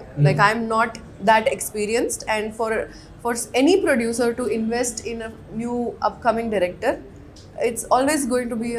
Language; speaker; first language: Telugu; non-native, local second language; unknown